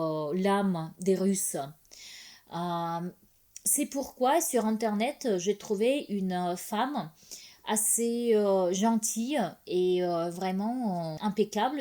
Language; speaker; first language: French; non-native, fluent; Russian